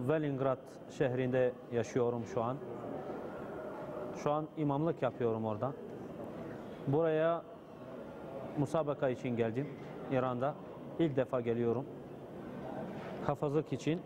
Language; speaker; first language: Turkish; non-native, fluent; Bulgarian